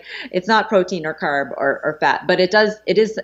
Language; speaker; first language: English; native; English